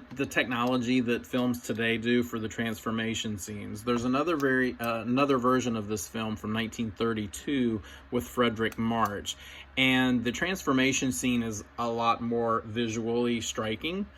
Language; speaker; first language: English; native; English